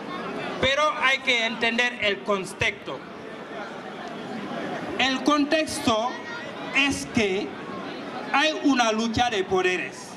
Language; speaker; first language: Spanish; non-native, fluent; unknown